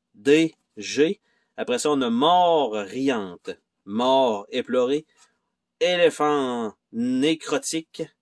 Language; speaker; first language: French; native; French